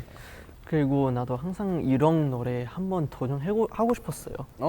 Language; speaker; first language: Korean; non-native, fluent; Chinese